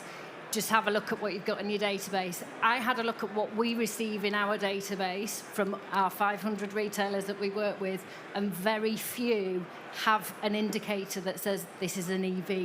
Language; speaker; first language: English; native; English